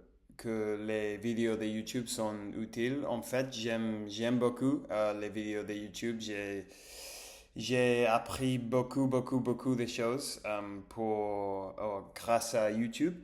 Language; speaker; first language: French; non-native, learner; English